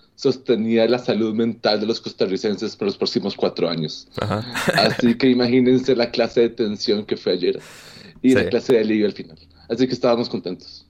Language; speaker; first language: Spanish; native; Spanish